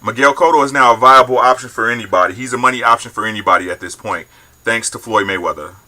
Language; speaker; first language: English; native; English